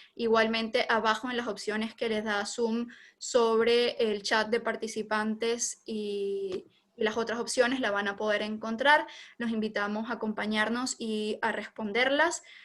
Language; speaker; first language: Spanish; native; Spanish